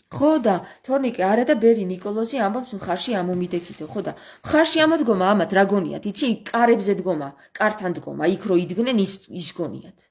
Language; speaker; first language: Georgian; native; Georgian